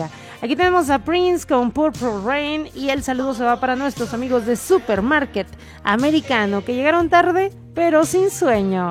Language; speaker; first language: Spanish; native; Spanish